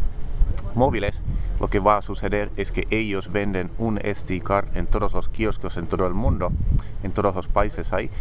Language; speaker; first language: Spanish; non-native, fluent; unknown